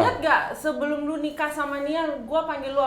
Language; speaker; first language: Indonesian; native; Indonesian